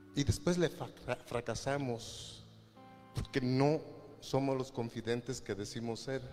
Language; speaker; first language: Spanish; native; Spanish